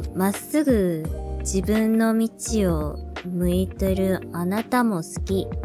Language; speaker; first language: Japanese; non-native, learner; English